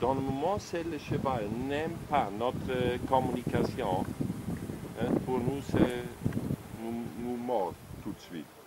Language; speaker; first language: French; non-native, learner; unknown